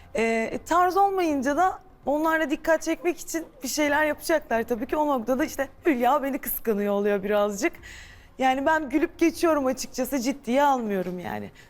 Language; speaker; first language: Turkish; native; Turkish